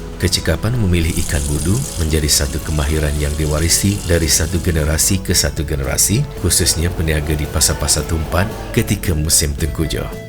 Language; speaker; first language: Malay; native; Malay